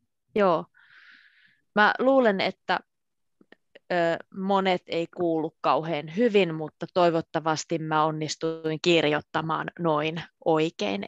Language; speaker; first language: Finnish; native; Finnish